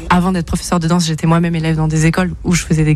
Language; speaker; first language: French; native; French